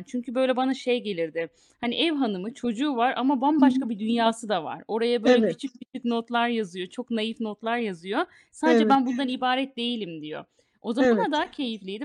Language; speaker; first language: Turkish; native; Turkish